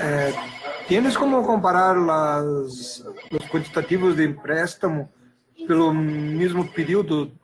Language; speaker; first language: Spanish; non-native, learner; Portuguese